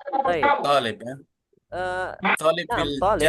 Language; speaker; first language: Arabic; non-native, learner; Indonesian